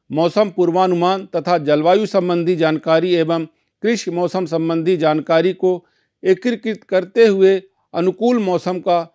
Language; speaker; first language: Hindi; native; Hindi